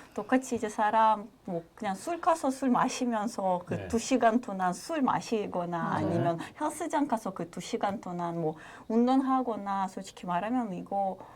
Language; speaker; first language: Korean; non-native, fluent; Russian